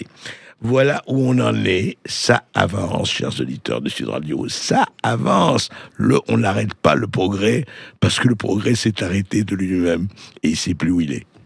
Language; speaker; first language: French; native; French